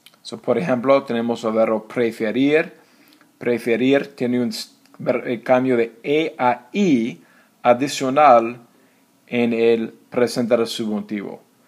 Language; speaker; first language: Spanish; non-native, fluent; English